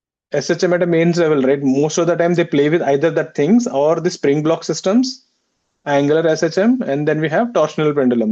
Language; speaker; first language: English; non-native, local second language; Hindi